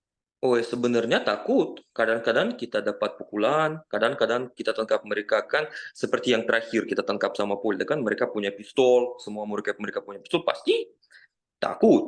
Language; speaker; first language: Indonesian; non-native, fluent; Russian